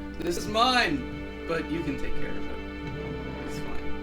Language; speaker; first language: English; native; English